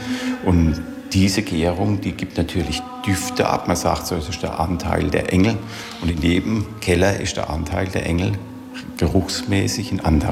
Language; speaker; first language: German; native; German